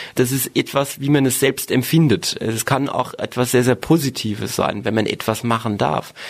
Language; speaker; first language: German; native; German